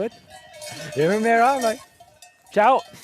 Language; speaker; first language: German; non-native, learner; English